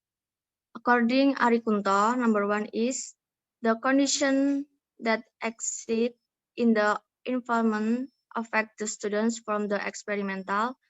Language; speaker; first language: English; non-native, learner; Indonesian